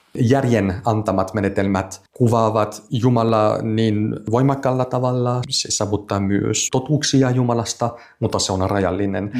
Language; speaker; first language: Finnish; non-native, fluent; French